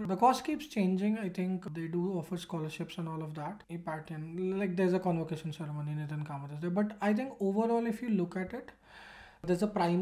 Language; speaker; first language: English; non-native, local second language; Hindi